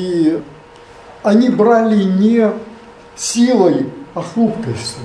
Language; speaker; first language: Russian; native; Russian